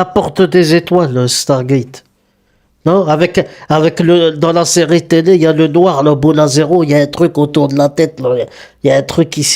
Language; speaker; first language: French; native; French